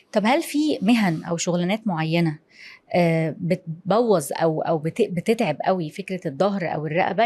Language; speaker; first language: Arabic; native; Arabic